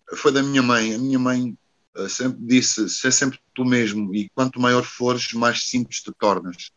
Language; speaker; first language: Portuguese; native; Portuguese